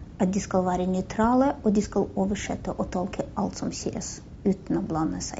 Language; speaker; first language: Norwegian; non-native, fluent; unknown